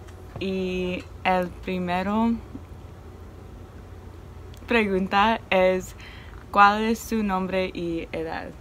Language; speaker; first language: Spanish; non-native, learner; English